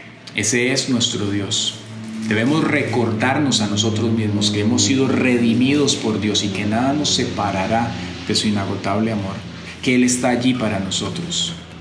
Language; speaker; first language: Spanish; native; Spanish